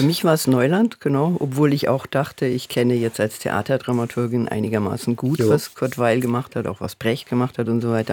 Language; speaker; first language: German; native; German